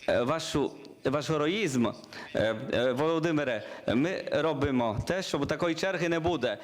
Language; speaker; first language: Ukrainian; non-native, learner; Polish